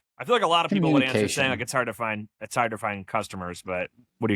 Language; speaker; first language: English; native; English